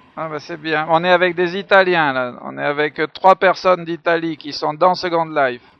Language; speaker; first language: French; native; French